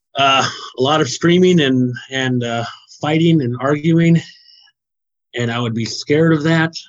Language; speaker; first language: English; native; English